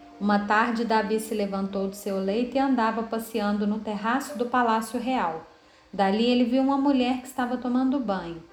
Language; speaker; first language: Portuguese; native; Portuguese